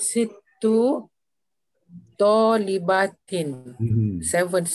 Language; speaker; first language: English; non-native, learner; Malay